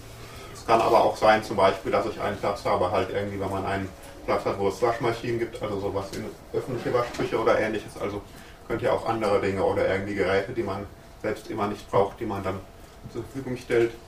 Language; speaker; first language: German; native; German